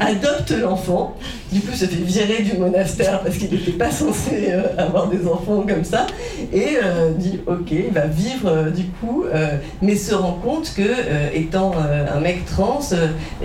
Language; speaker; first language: French; native; French